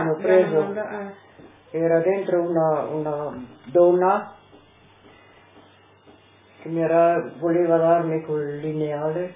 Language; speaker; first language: Italian; non-native, local second language; Slovenian